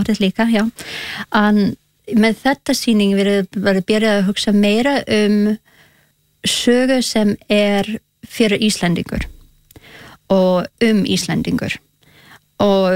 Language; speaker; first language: Icelandic; non-native, learner; English